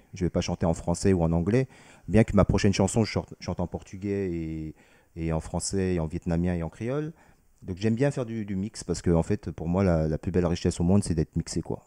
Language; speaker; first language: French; early bilingual, other home language; Vietnamese